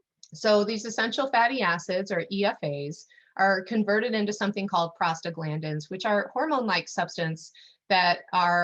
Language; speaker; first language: English; native; English